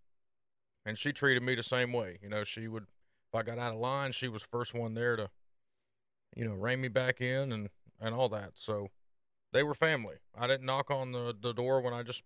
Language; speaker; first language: English; native; English